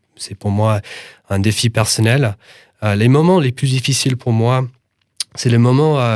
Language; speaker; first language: French; non-native, fluent; English